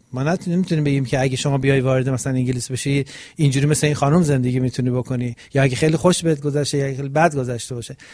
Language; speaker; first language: Persian; native; Persian